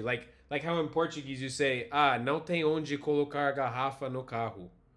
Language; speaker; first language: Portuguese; non-native, fluent; English